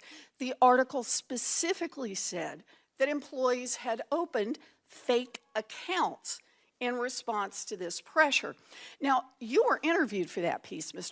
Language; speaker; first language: English; native; English